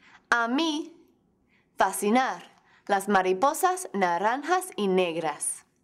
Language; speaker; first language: Spanish; non-native, fluent; English